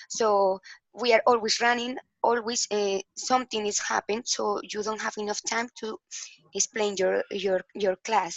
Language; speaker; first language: English; non-native, learner; Spanish